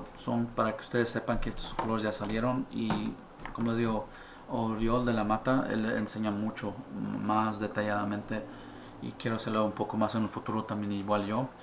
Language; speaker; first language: Spanish; early bilingual, heritage; Spanish